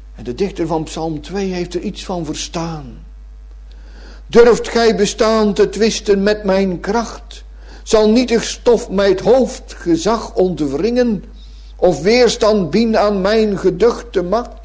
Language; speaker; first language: Dutch; native; Dutch